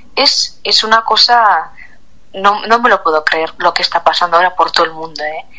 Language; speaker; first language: Spanish; non-native, fluent; Ukrainian